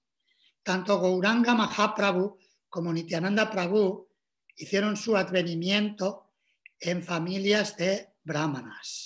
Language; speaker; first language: Spanish; native; Spanish